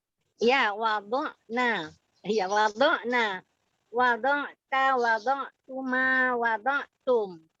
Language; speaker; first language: Arabic; non-native, learner; Indonesian